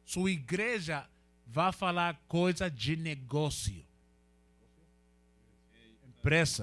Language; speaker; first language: Portuguese; non-native, fluent; Spanish